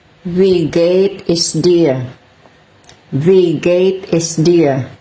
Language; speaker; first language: German; non-native, fluent; Cebuano